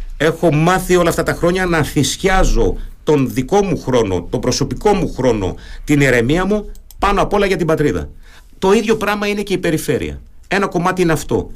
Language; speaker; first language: Greek; early bilingual, heritage; German